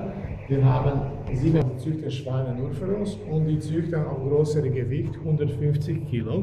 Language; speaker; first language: German; non-native, fluent; Slovenian